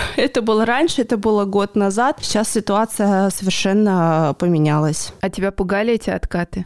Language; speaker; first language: Russian; native; Russian